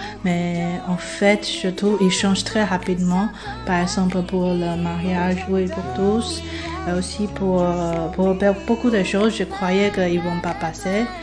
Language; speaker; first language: French; non-native, fluent; Chinese